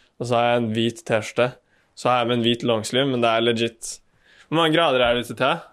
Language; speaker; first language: Norwegian; native; Norwegian